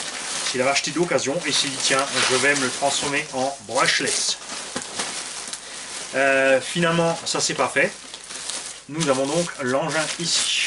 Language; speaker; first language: French; native; French